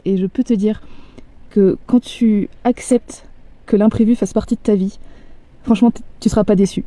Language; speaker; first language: French; native; French